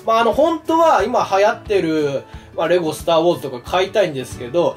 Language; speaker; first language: Japanese; native; Japanese